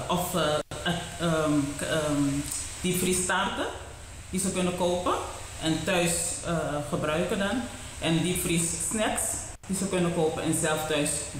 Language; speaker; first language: Dutch; non-native, local second language; Papiamento